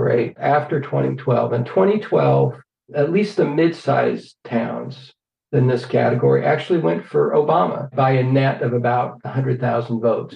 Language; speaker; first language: English; native; English